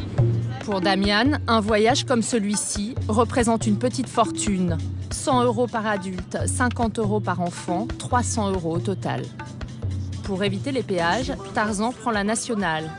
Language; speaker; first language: French; native; French